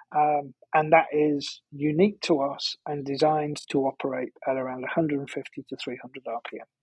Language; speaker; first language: English; native; English